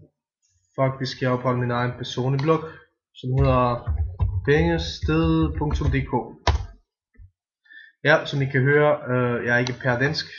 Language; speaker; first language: Danish; non-native, fluent; Bosnian